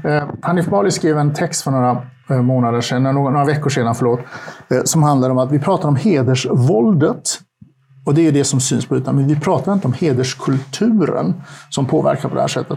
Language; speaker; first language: Swedish; early bilingual, other home language; Turkish